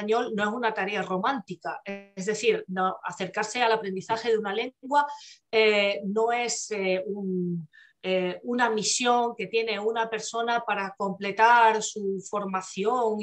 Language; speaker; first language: Spanish; native; Spanish